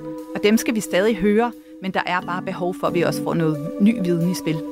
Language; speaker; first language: Danish; native; Danish